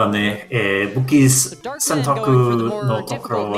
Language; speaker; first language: Japanese; non-native, learner; English